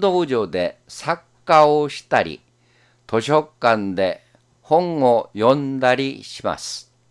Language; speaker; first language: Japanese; non-native, fluent; Korean